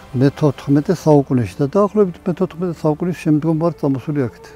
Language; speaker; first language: Georgian; non-native, local second language; Svan